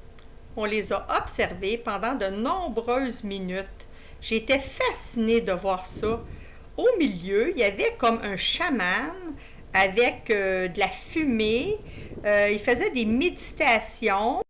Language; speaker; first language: French; native; French